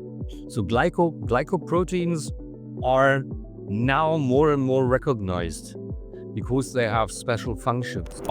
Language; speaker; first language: English; non-native, fluent; German